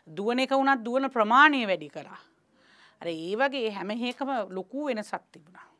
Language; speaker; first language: Sinhala; native; Sinhala